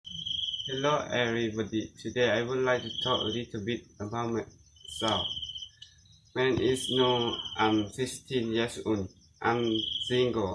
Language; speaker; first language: English; non-native, learner; Lao